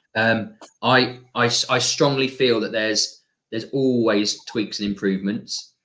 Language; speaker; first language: English; native; English